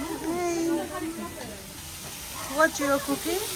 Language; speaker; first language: English; non-native, local second language; Hindi